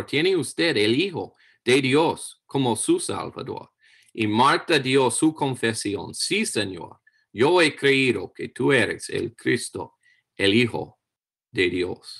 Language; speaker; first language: Spanish; non-native, learner; English